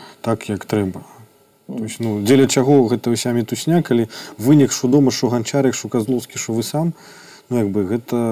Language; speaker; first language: Belarusian; non-native, local second language; Russian